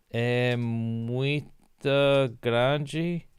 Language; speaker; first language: Portuguese; non-native, learner; English